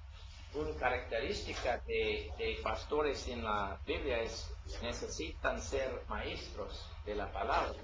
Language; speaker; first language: Spanish; non-native, learner; English